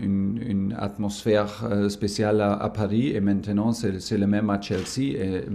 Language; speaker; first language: French; non-native, learner; German